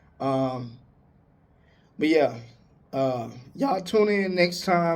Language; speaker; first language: English; native; English